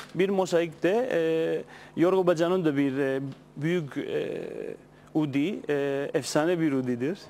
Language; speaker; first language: Turkish; non-native, fluent; Greek